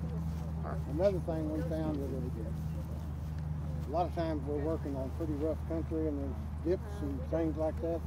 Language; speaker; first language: English; native; English